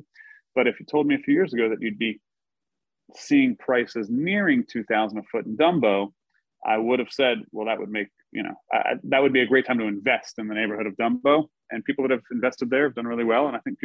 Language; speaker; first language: English; native; English